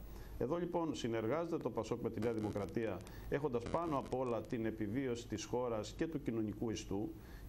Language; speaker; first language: Greek; native; Greek